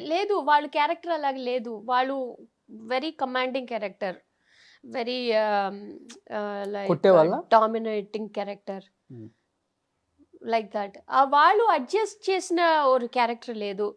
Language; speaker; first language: Telugu; non-native, fluent; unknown